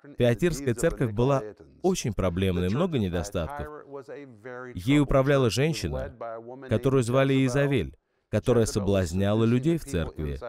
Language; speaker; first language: Russian; non-native, fluent; English